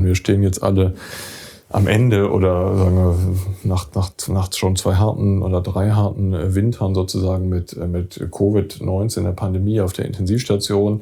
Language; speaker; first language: German; native; German